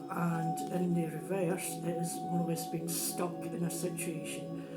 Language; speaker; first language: English; native; English